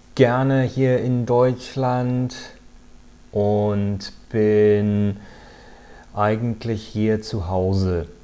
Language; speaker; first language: German; non-native, fluent; English